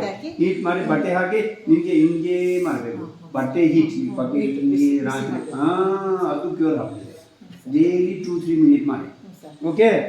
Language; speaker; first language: Kannada; non-native, local second language; Tibetan